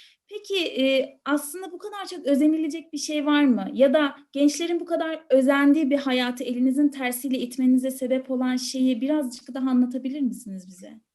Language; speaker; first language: Turkish; native; Turkish